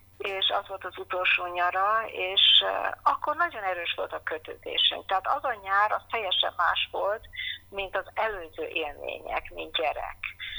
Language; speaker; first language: Hungarian; non-native, fluent; English